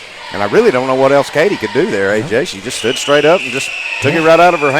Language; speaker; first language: English; native; English